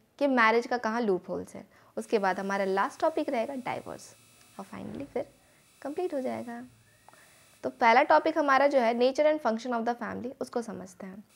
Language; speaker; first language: Hindi; native; Hindi